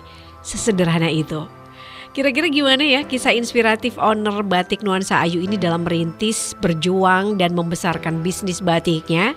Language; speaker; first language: Indonesian; native; Indonesian